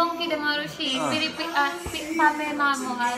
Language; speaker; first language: Japanese; non-native, learner; Filipino